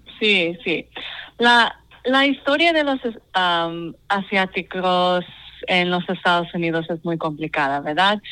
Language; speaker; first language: Spanish; non-native, fluent; English